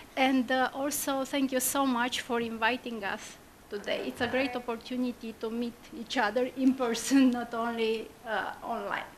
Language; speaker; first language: English; non-native, fluent; Romanian